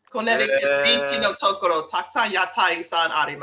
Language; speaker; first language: Japanese; non-native, learner; English